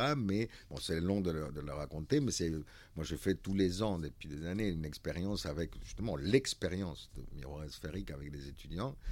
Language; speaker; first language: French; non-native, fluent; Spanish